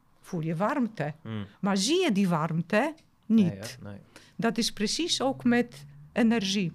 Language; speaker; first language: Dutch; non-native, fluent; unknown